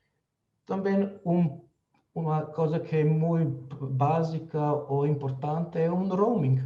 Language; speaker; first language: Spanish; non-native, fluent; Slovenian